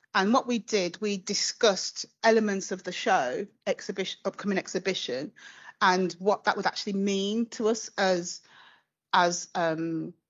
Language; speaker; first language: English; native; English